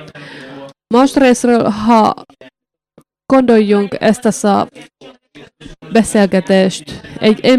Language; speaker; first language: Hungarian; non-native, learner; Finnish